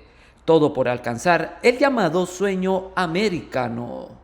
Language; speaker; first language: Spanish; native; Spanish